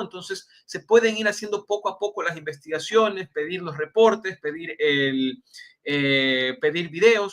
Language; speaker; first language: Spanish; native; Spanish